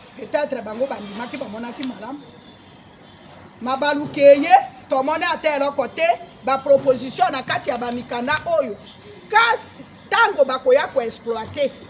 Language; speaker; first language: Lingala; non-native, local second language; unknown